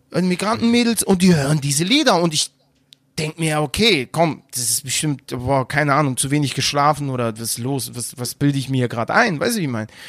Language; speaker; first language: German; early bilingual, other home language; Turkish